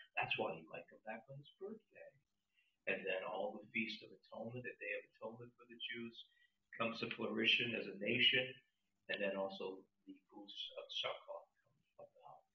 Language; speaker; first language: English; native; English